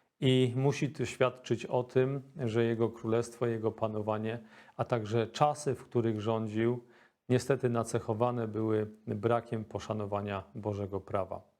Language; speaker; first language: Polish; native; Polish